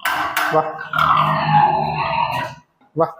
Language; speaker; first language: Malayalam; non-native, local second language; Hindi